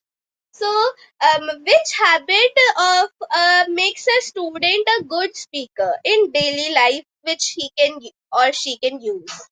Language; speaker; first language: English; non-native, local second language; Hindi